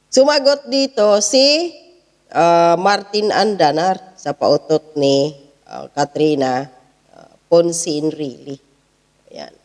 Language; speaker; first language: Filipino; native; Filipino